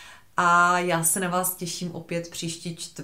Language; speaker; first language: Czech; native; Czech